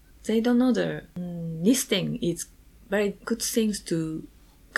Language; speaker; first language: English; non-native, learner; Japanese